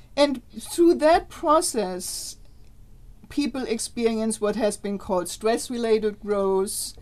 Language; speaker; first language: English; non-native, fluent; German